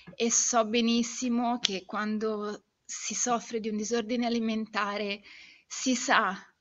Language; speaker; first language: Italian; native; Italian